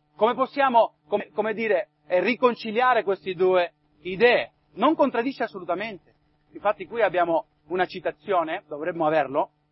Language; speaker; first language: Italian; non-native, fluent; English